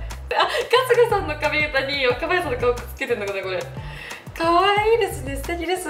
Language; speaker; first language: Japanese; native; Japanese